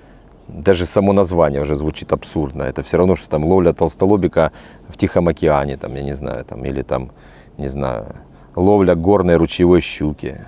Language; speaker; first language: Russian; native; Russian